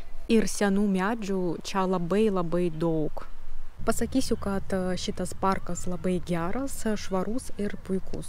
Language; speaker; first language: Lithuanian; non-native, learner; Russian